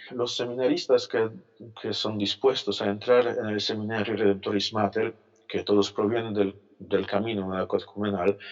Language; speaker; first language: Spanish; non-native, fluent; Polish